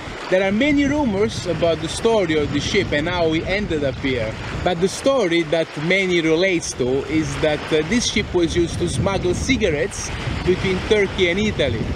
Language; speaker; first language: English; non-native, fluent; Italian